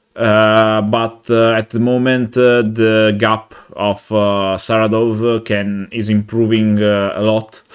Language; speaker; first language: English; non-native, fluent; Italian